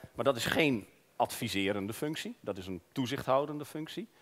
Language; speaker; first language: Dutch; native; Dutch